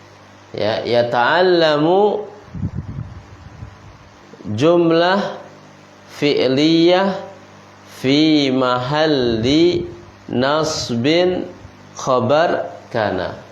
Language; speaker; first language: Arabic; non-native, fluent; Indonesian